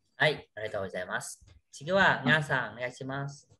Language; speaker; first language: Japanese; non-native, fluent; Vietnamese